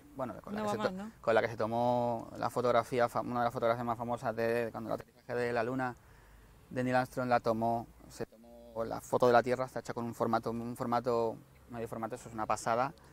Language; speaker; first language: Spanish; native; Spanish